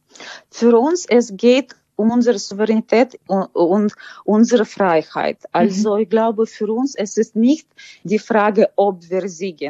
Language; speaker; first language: German; non-native, fluent; Ukrainian